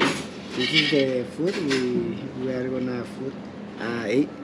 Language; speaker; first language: English; non-native, learner; Spanish